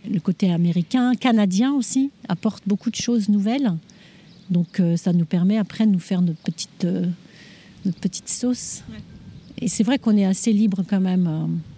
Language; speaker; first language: French; native; French